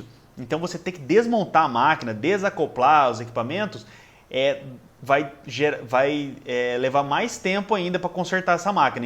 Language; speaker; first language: Portuguese; native; Portuguese